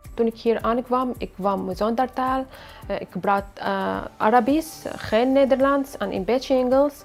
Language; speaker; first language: Dutch; non-native, learner; Arabic